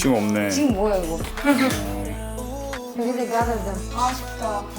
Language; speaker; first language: Korean; non-native, learner; Greek